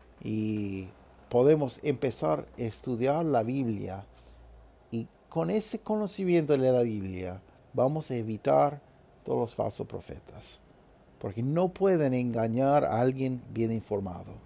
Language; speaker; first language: Spanish; non-native, fluent; English